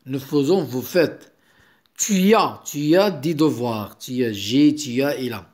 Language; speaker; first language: French; non-native, local second language; Arabic